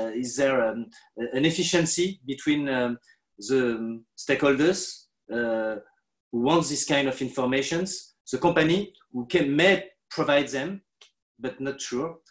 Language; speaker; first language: English; non-native, fluent; French